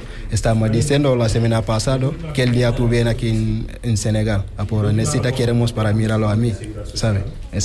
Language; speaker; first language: Spanish; non-native, learner; Wolof